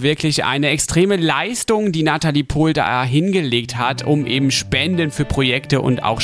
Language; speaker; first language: German; native; German